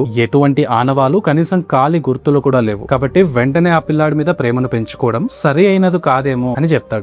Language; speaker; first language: Telugu; native; Telugu